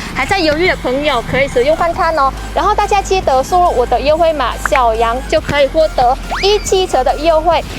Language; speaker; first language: Chinese; non-native, fluent; Vietnamese